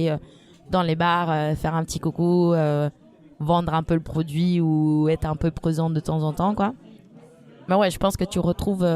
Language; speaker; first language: French; non-native, fluent; Spanish